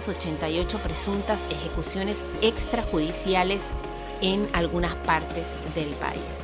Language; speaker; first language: Spanish; native; Spanish